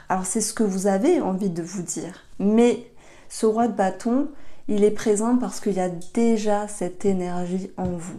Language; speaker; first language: French; native; French